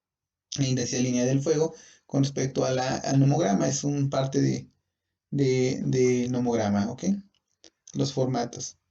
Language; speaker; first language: Spanish; native; Spanish